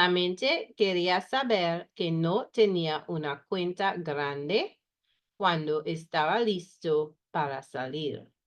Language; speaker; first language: Spanish; non-native, fluent; English